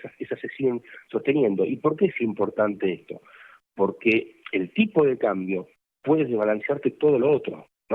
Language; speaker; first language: Spanish; native; Spanish